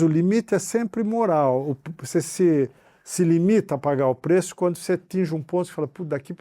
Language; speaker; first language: Portuguese; native; Portuguese